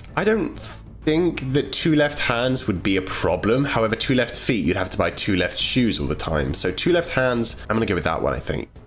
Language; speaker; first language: English; native; English